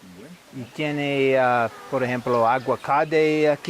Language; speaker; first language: Spanish; non-native, learner; English